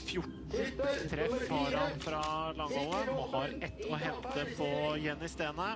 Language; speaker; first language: Norwegian; native; Norwegian